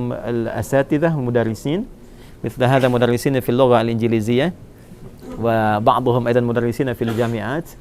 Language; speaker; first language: Arabic; non-native, fluent; Indonesian